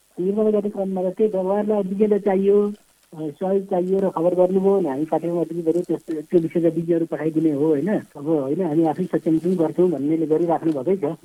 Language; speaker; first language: Nepali; native; Nepali